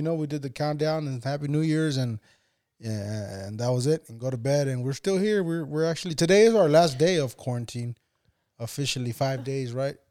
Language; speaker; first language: English; early bilingual, other home language; Spanish